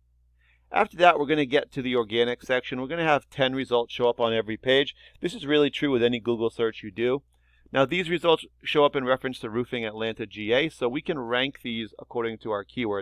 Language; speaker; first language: English; native; English